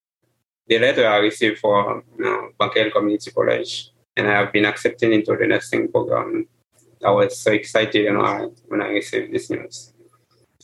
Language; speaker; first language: English; non-native, learner; Haitian Creole